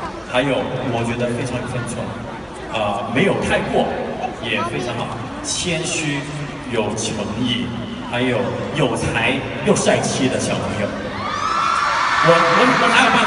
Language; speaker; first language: Chinese; non-native, local second language; Cantonese